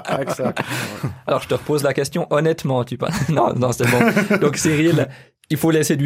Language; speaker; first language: French; native; French